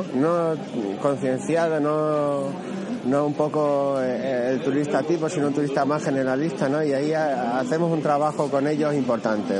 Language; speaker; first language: Spanish; native; Spanish